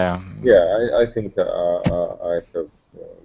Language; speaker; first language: English; non-native, learner; Russian